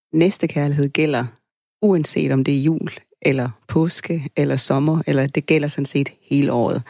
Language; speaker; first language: Danish; early bilingual, other home language; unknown